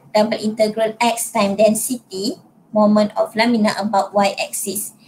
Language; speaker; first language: English; non-native, local second language; Malay